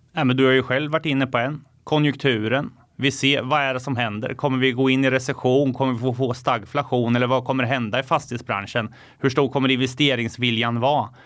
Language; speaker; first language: Swedish; native; Swedish